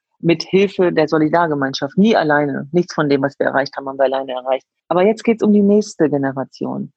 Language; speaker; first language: German; early bilingual, other home language; Kurdish